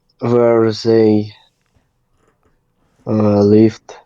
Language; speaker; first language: English; non-native, learner; Russian